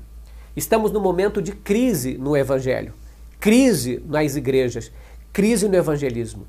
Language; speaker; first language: Portuguese; native; Portuguese